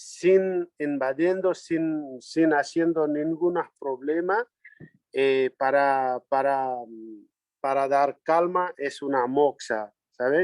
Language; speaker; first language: Spanish; non-native, learner; Nepali